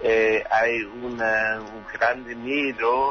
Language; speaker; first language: Spanish; non-native, learner; German